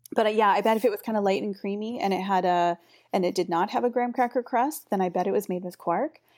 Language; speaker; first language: English; native; English